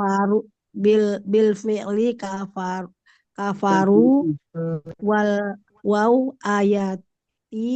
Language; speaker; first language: Arabic; non-native, learner; Indonesian